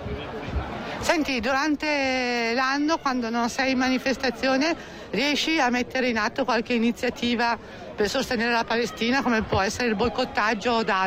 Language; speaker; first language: Italian; native; Italian